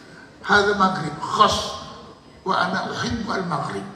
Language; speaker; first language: Arabic; non-native, learner; Indonesian